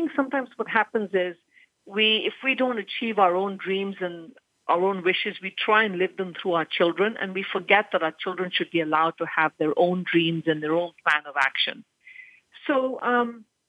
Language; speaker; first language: English; non-native, local second language; Punjabi